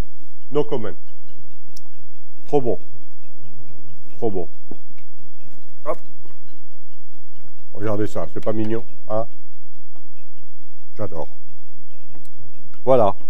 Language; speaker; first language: French; native; French